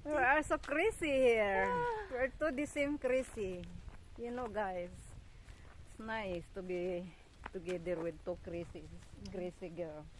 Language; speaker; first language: English; non-native, learner; Cebuano